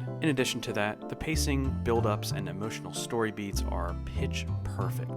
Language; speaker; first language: English; native; English